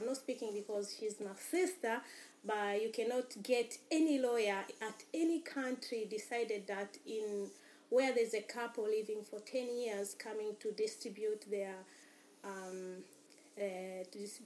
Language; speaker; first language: English; non-native, local second language; Swahili